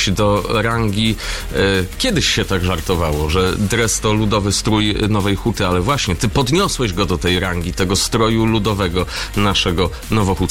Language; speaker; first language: Polish; native; Polish